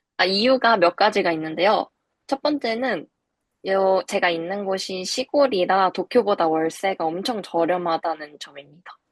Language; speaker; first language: Korean; native; Korean